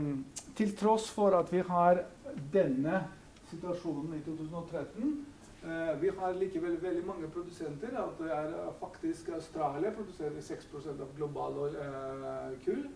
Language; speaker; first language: Norwegian; non-native, fluent; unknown